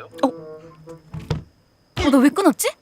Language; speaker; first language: Korean; native; Korean